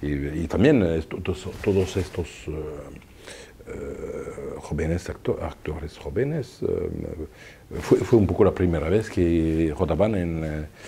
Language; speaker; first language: Spanish; non-native, fluent; French